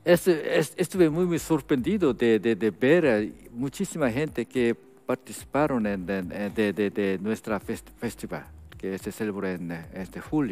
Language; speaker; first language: Spanish; non-native, fluent; Korean